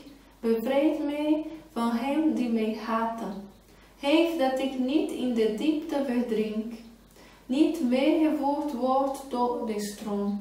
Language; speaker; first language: Dutch; non-native, fluent; Portuguese